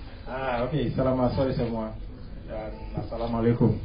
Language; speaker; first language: Indonesian; non-native, fluent; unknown